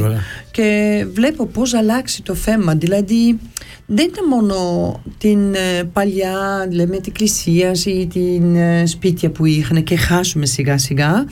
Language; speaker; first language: Greek; early bilingual, heritage; Greek